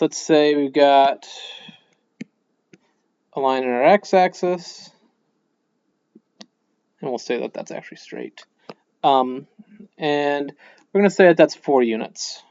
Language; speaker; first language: English; native; English